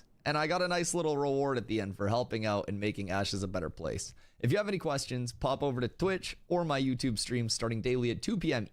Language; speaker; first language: English; native; English